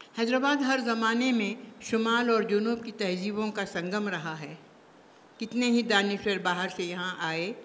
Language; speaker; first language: Urdu; native; Urdu